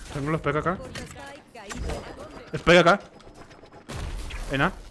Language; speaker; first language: Spanish; native; Spanish